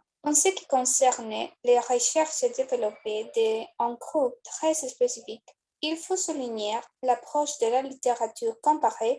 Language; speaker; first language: French; non-native, learner; Spanish